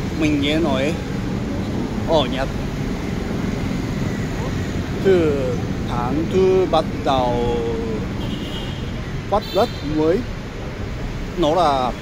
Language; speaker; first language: Vietnamese; non-native, learner; Japanese